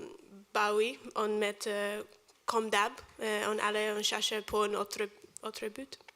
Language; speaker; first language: French; non-native, learner; English